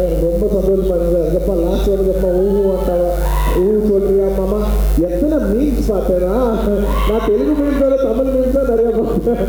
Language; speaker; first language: Tamil; non-native, local second language; Telugu